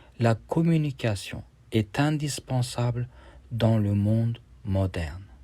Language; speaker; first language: French; non-native, fluent; Turkish